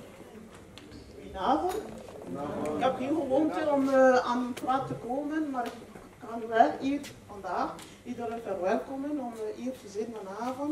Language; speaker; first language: Dutch; non-native, fluent; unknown